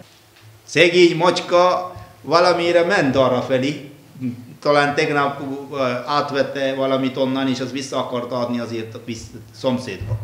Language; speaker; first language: Hungarian; non-native, fluent; Malayalam